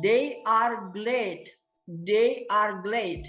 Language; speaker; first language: English; non-native, learner; Indonesian